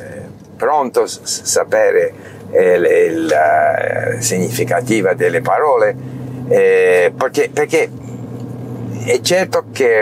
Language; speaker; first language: Italian; non-native, learner; English